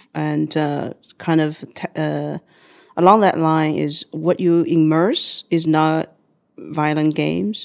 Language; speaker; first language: English; non-native, fluent; Chinese